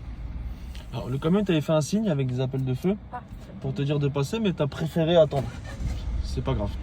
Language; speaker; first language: French; native; French